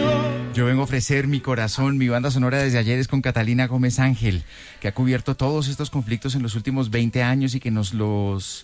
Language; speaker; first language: Spanish; native; Spanish